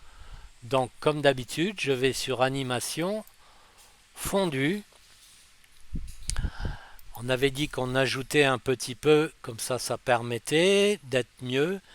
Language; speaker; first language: French; native; French